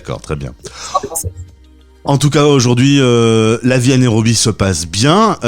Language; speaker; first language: French; native; French